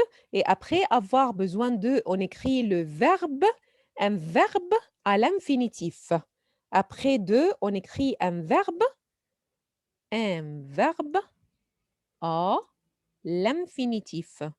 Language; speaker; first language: French; non-native, fluent; Arabic